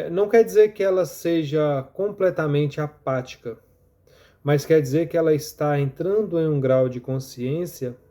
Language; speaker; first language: Portuguese; native; Portuguese